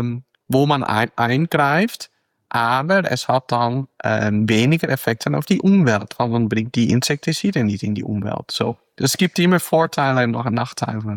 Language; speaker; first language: German; non-native, fluent; Dutch